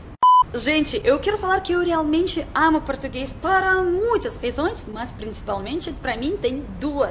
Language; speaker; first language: Portuguese; non-native, learner; Russian